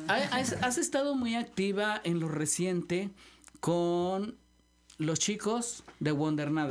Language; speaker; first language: Spanish; native; Spanish